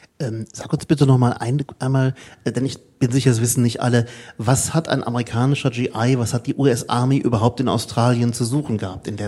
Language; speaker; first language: German; native; German